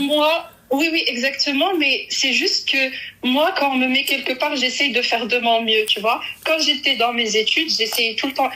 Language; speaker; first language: French; early bilingual, other home language; Arabic